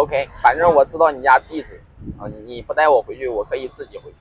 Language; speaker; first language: Chinese; native; Chinese